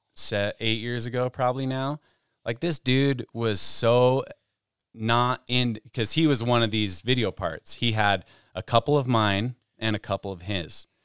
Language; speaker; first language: English; native; English